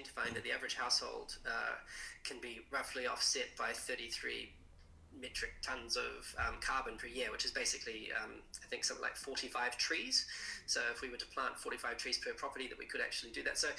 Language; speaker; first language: English; native; English